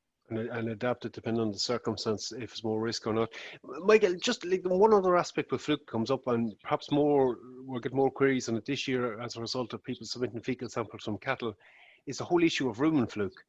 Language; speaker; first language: English; native; English